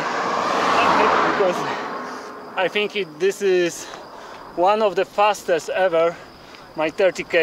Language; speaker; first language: English; non-native, learner; Polish